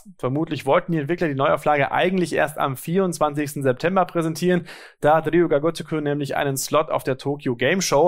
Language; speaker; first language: German; native; German